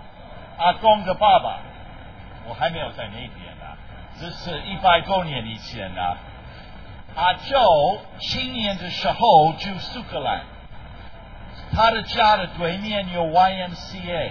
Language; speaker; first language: Chinese; non-native, fluent; English